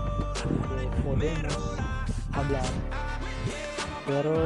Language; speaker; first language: Spanish; non-native, learner; Indonesian